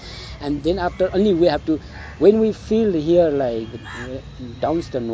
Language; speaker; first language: English; non-native, local second language; Nepali